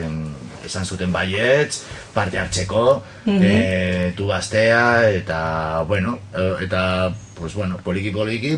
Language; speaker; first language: Basque; non-native, local second language; Spanish